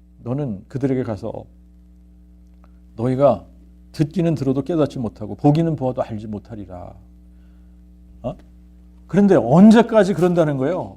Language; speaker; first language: Korean; native; Korean